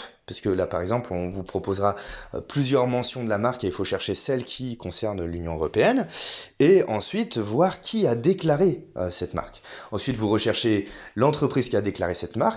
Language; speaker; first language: French; native; French